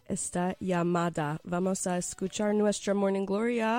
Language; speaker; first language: Spanish; non-native, learner; English